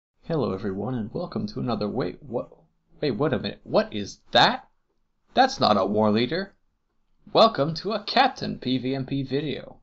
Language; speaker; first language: English; native; English